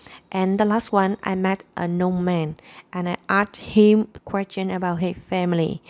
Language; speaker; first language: English; non-native, fluent; Vietnamese